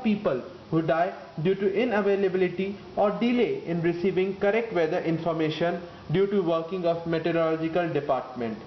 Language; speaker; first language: English; non-native, local second language; Bangla